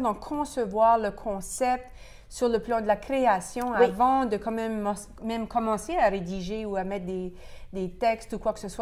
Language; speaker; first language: French; native; French